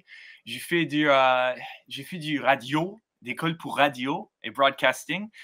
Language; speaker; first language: French; non-native, learner; English